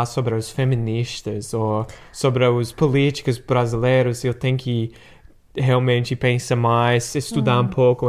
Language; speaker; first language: Portuguese; non-native, fluent; English